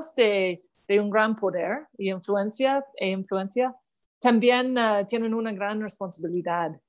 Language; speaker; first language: Spanish; non-native, fluent; English